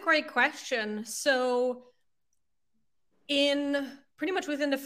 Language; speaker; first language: English; non-native, fluent; German